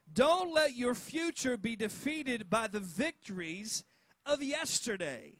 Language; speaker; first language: English; native; English